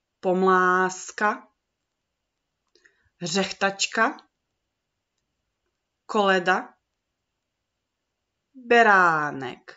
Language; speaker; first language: Czech; early bilingual, heritage; Czech